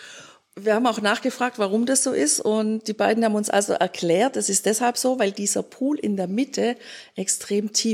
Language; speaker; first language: German; native; German